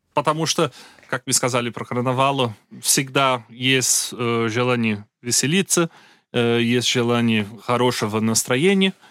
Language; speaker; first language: Russian; non-native, learner; Portuguese